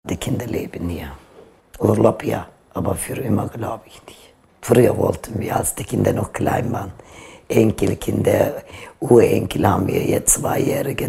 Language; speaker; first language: German; non-native, learner; Turkish